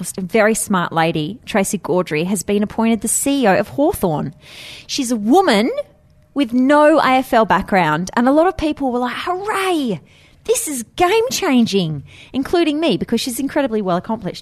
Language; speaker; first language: English; native; English